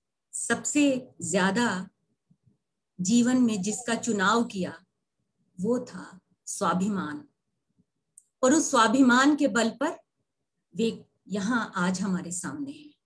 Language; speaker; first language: Hindi; native; Hindi